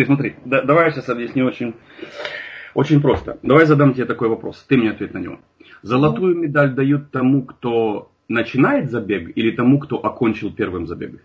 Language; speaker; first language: Russian; native; Russian